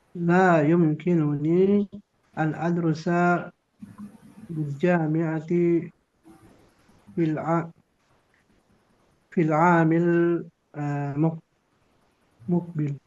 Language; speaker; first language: Arabic; non-native, learner; Indonesian